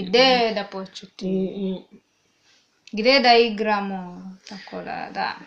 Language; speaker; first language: Serbian; non-native, learner; Swahili